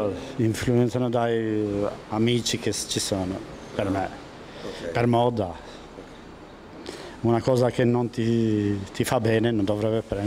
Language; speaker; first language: Italian; non-native, learner; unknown